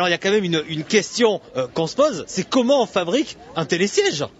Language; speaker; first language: French; native; French